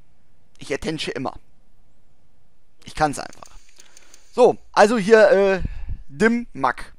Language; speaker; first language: German; native; German